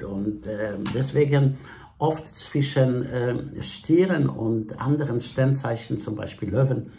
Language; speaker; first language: German; non-native, fluent; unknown